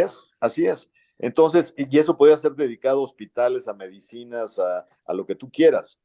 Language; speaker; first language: Spanish; native; Spanish